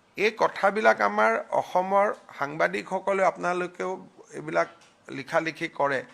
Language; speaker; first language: Assamese; native; Assamese